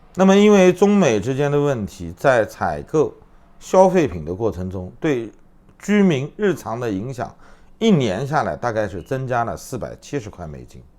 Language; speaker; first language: Chinese; native; Chinese